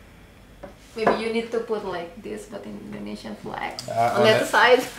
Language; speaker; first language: English; non-native, fluent; Indonesian